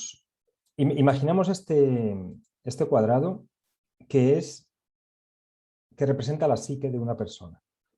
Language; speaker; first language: Spanish; native; Spanish